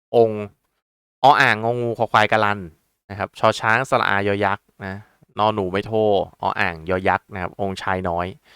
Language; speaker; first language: Thai; native; Thai